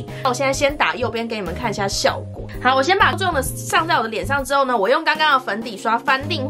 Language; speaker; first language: Chinese; native; Chinese